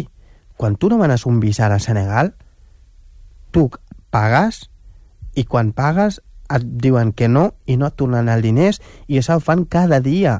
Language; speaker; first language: Catalan; non-native, local second language; Wolof